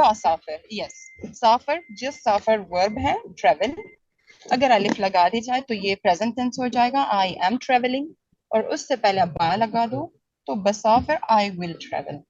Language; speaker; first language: Urdu; native; Urdu